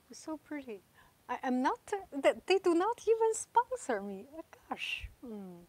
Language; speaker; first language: English; non-native, fluent; Chinese